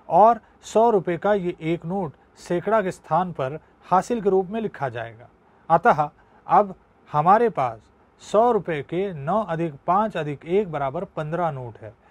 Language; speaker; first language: Hindi; non-native, local second language; Marathi